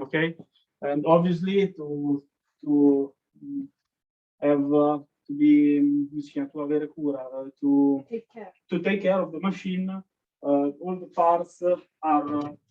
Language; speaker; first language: English; non-native, learner; Italian